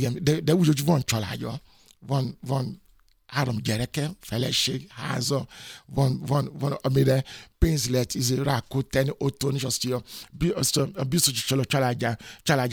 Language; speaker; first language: Hungarian; non-native, fluent; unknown